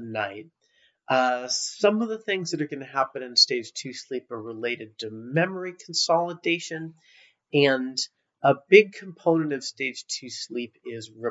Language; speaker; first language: English; native; English